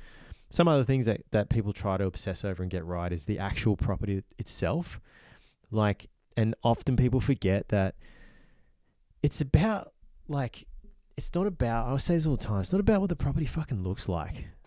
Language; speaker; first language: English; native; English